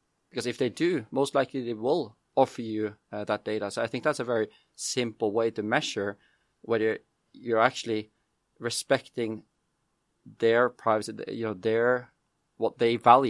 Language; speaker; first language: English; non-native, fluent; Norwegian